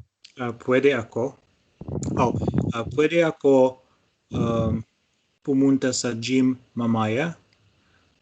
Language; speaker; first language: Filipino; non-native, learner; Russian